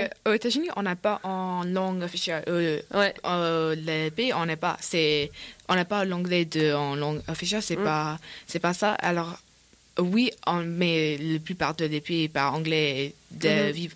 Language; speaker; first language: French; non-native, learner; English